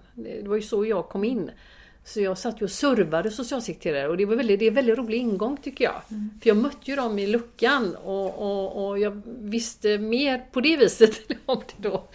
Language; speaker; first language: Swedish; native; Swedish